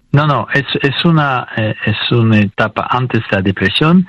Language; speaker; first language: Spanish; non-native, fluent; French